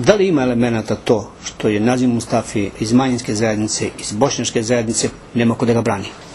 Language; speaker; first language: Serbian; native; Serbian